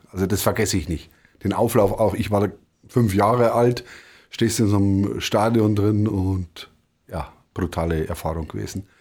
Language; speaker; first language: German; native; German